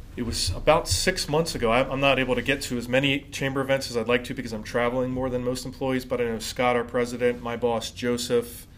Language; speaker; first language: English; native; English